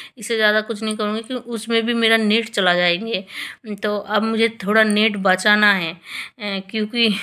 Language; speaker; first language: Hindi; non-native, local second language; Bangla